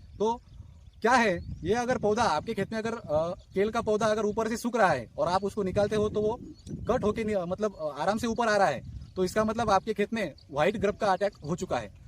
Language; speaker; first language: Hindi; non-native, local second language; Marathi